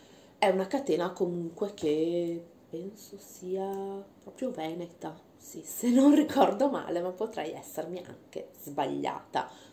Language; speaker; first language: Italian; native; Italian